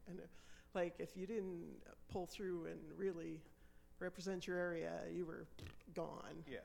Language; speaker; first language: English; native; English